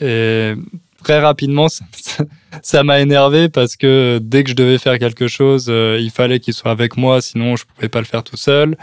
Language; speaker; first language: French; native; French